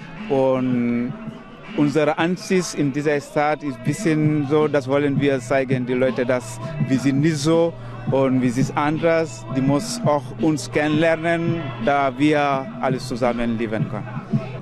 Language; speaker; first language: German; non-native, learner; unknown